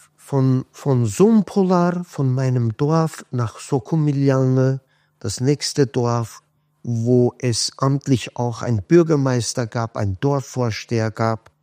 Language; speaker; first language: German; non-native, fluent; Kurdish